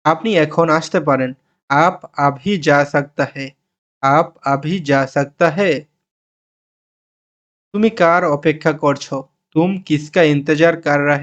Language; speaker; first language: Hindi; non-native, learner; Bangla